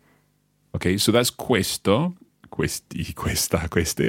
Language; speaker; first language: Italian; non-native, fluent; English